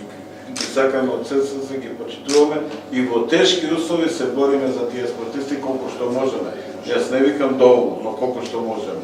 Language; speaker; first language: Macedonian; native; Macedonian